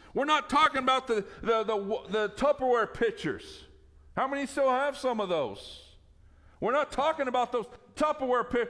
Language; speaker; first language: English; native; English